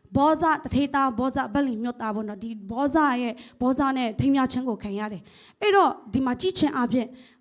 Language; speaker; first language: Burmese; non-native, local second language; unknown